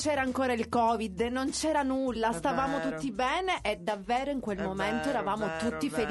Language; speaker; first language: Italian; native; Italian